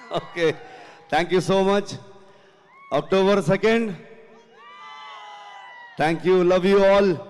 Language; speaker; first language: Telugu; non-native, learner; Kannada